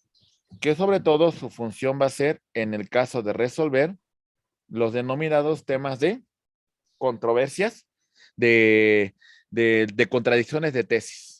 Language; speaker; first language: Spanish; native; Spanish